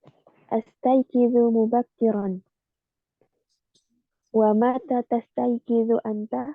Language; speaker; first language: Arabic; non-native, learner; Indonesian